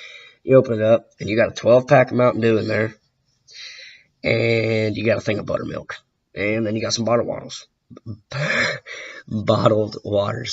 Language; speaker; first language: English; native; English